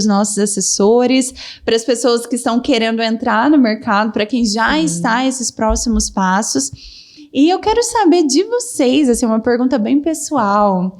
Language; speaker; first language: Portuguese; native; Portuguese